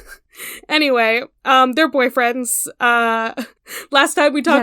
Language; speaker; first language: English; native; English